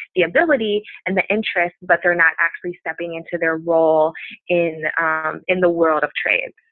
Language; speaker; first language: English; native; English